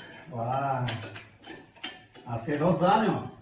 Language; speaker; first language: Spanish; non-native, learner; Korean